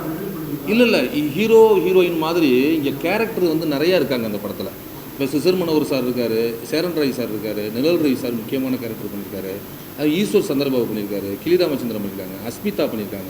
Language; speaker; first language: Tamil; native; Tamil